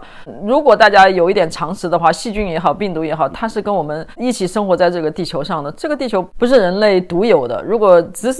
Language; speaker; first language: Chinese; native; Chinese